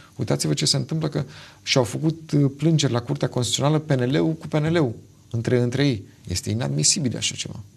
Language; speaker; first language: Romanian; native; Romanian